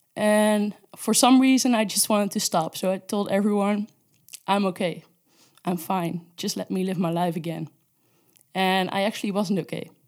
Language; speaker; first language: English; non-native, fluent; Dutch